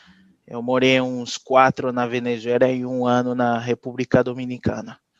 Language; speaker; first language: Portuguese; non-native, fluent; Haitian Creole